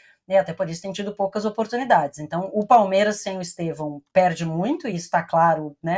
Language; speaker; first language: Portuguese; native; Portuguese